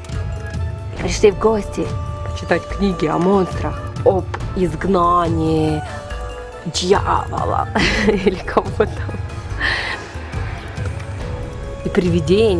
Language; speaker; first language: Russian; native; Russian